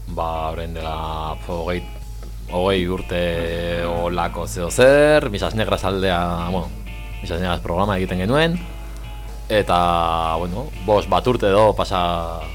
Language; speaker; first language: Basque; non-native, local second language; Spanish